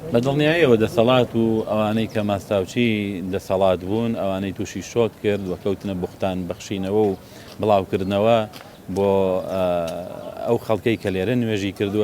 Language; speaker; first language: Central Kurdish; native; Central Kurdish